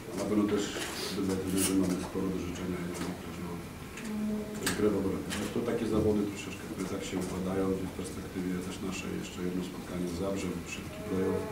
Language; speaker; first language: Polish; native; Polish